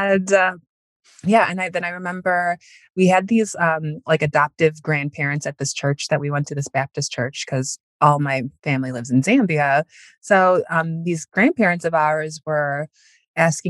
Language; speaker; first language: English; native; English